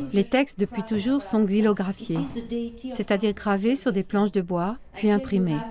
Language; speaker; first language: French; native; French